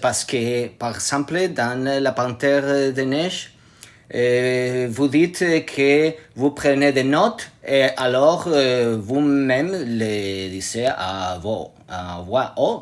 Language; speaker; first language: French; non-native, learner; Spanish